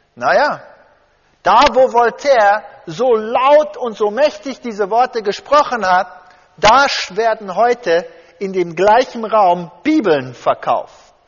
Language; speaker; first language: German; early bilingual, heritage; German